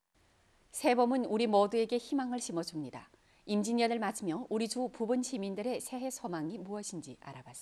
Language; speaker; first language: Korean; native; Korean